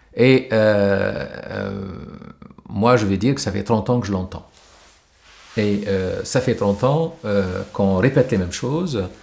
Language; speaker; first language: French; non-native, local second language; Arabic